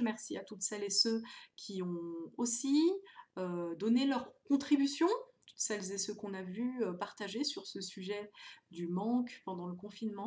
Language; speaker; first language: French; native; French